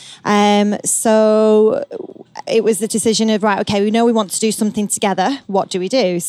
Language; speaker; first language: English; native; English